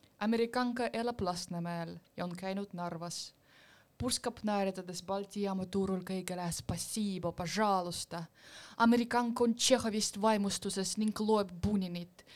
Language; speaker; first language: Estonian; non-native, local second language; Russian